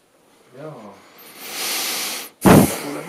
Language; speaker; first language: Finnish; non-native, learner; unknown